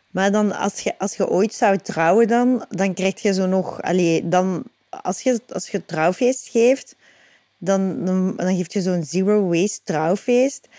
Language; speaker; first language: Dutch; native; Dutch